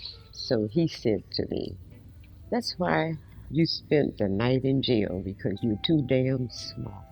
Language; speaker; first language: English; native; English